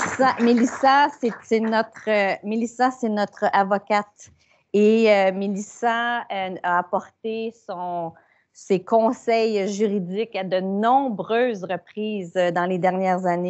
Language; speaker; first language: French; native; French